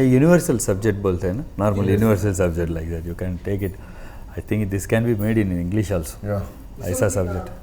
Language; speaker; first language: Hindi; non-native, learner; Tamil